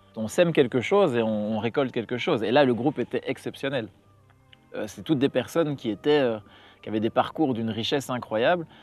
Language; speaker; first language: French; native; French